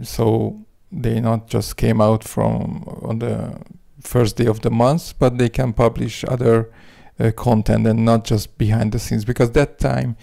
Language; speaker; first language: English; non-native, fluent; Hungarian